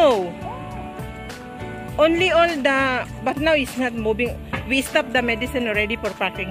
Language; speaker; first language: English; non-native, learner; Filipino